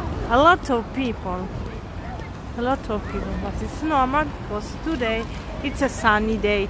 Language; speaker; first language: English; non-native, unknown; Italian